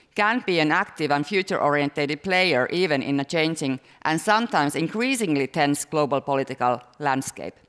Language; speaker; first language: English; non-native, fluent; Finnish